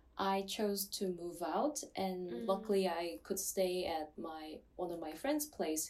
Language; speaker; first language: English; non-native, fluent; Korean